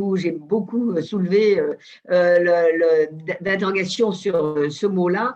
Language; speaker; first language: French; native; French